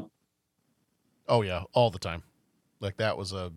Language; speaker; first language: English; native; English